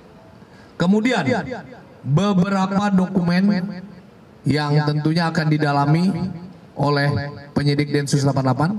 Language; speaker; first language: Indonesian; native; Indonesian